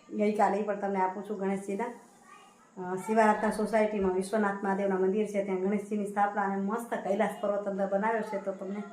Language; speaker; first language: Gujarati; non-native, local second language; Kachhi